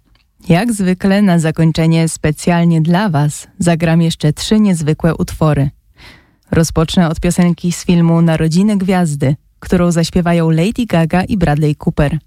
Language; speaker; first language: Polish; native; Polish